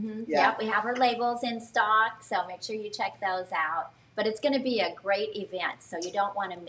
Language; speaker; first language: English; native; English